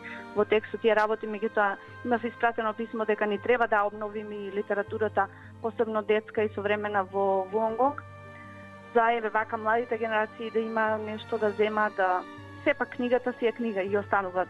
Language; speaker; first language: Macedonian; native; Macedonian